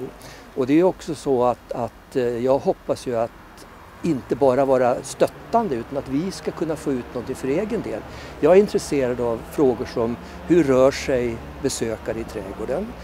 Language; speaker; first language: Swedish; native; Swedish